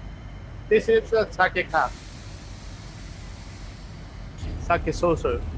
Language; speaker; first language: English; non-native, learner; Japanese